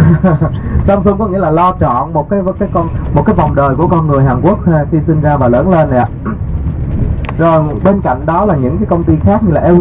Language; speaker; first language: Vietnamese; native; Vietnamese